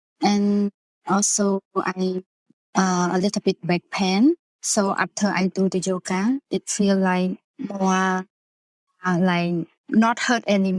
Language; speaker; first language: English; non-native, learner; Khmer